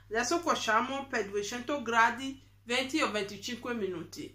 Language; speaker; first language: Italian; non-native, learner; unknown